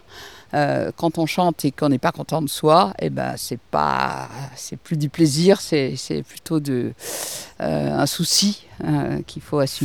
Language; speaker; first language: French; native; French